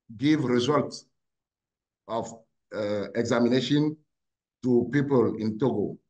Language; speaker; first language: English; non-native, learner; Ewe